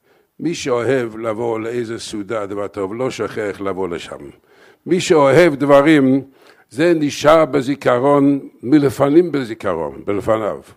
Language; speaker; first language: Hebrew; non-native, fluent; English